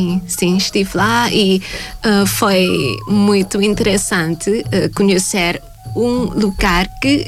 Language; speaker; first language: Portuguese; non-native, fluent; Thai